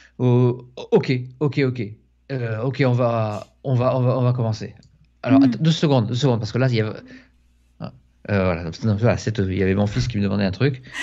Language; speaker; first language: French; native; French